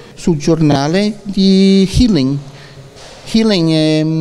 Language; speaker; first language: Italian; early bilingual, other home language; English